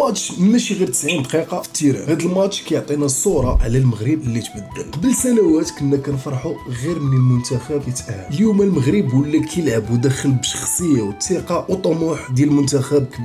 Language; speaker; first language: Arabic; native; Arabic